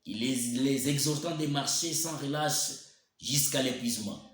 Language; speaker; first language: French; non-native, local second language; Swahili